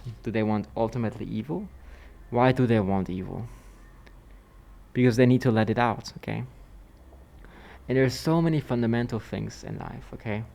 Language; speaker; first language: English; non-native, fluent; German